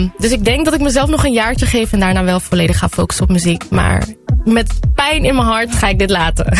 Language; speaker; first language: Dutch; native; Dutch